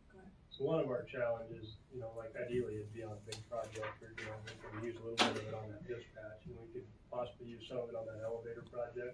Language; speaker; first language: English; native; English